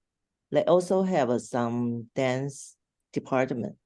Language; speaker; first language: English; non-native, learner; Chinese